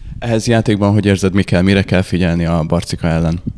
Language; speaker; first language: Hungarian; native; Hungarian